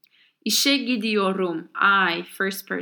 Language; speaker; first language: Turkish; non-native, learner; English